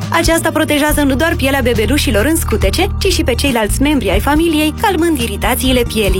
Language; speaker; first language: Romanian; native; Romanian